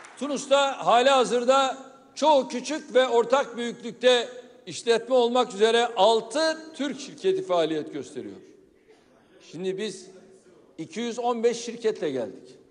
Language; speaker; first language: Turkish; native; Turkish